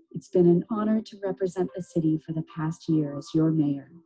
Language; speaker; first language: English; native; English